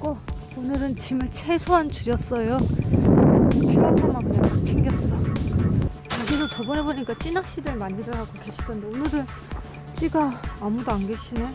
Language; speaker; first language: Korean; native; Korean